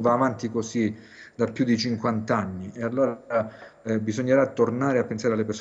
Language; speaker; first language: Italian; native; Italian